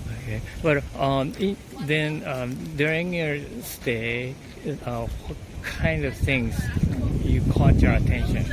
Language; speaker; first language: English; non-native, learner; Japanese